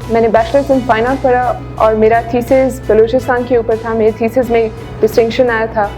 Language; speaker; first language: Urdu; non-native, local second language; Pashto